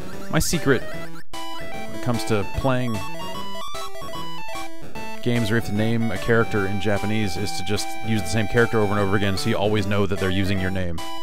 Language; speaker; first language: English; native; English